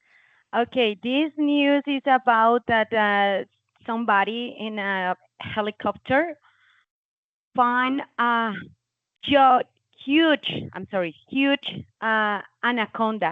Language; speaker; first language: English; non-native, learner; Spanish